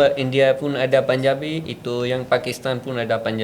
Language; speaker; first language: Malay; non-native, learner; Punjabi